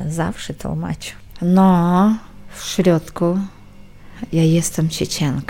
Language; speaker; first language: Polish; non-native, fluent; Chechen